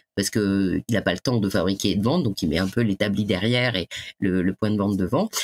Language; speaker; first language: French; native; French